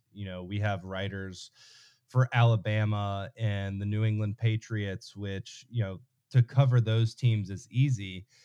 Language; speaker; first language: English; native; English